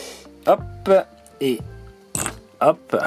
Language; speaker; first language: French; native; French